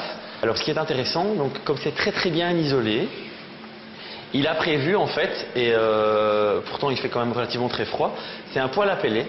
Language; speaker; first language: French; native; French